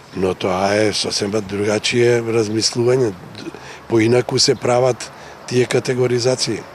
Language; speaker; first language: Macedonian; native; Macedonian